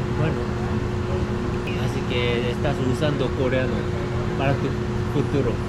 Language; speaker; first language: Spanish; non-native, learner; Korean